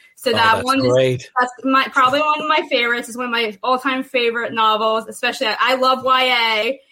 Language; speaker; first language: English; native; English